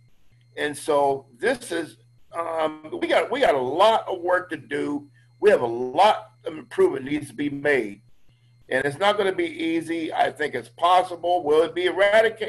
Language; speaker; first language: English; native; English